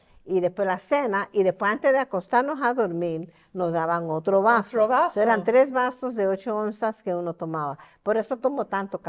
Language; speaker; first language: Spanish; early bilingual, heritage; Spanish